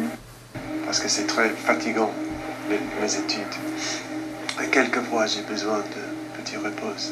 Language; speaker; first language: French; non-native, fluent; English